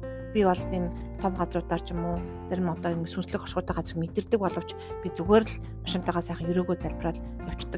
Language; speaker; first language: Mongolian; native; Mongolian